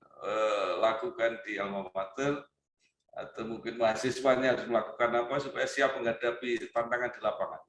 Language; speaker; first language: Indonesian; native; Indonesian